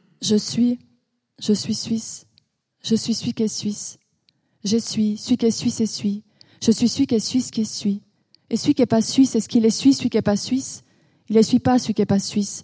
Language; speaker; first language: French; native; French